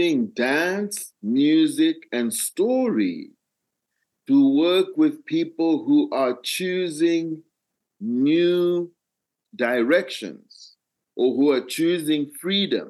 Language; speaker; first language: English; non-native, local second language; Nyanja